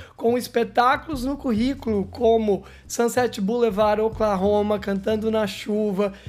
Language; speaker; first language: Portuguese; native; Portuguese